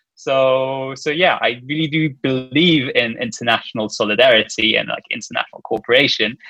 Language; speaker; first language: English; non-native, fluent; Luxembourgish